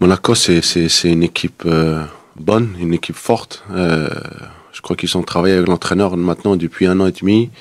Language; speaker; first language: French; non-native, fluent; Danish